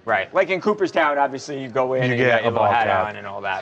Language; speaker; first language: English; native; English